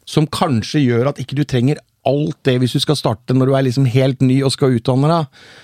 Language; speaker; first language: Norwegian; native; Norwegian